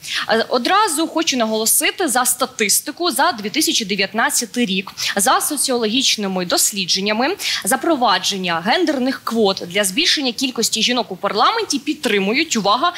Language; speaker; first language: Ukrainian; native; Ukrainian